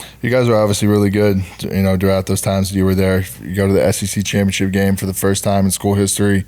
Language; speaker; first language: English; native; English